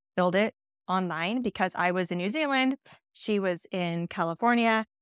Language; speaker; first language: English; native; English